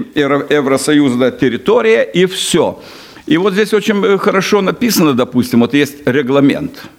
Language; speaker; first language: Russian; non-native, local second language; Lithuanian